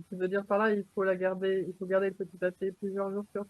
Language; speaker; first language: French; native; French